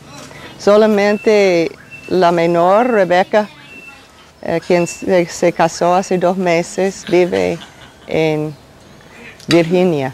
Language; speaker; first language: Spanish; non-native, fluent; English